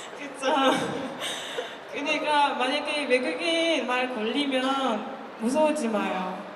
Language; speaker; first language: Korean; non-native, learner; French